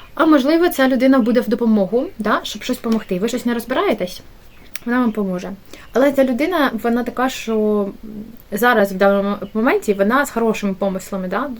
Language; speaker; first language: Ukrainian; native; Ukrainian